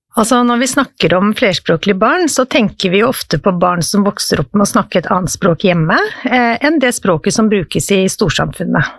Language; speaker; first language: Norwegian; native; Norwegian